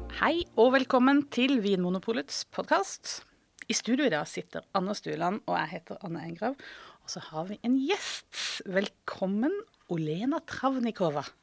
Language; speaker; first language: Norwegian; native; Norwegian